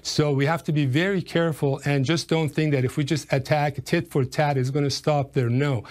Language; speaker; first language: English; non-native, fluent; Persian